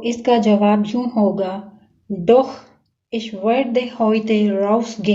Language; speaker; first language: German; non-native, learner; Urdu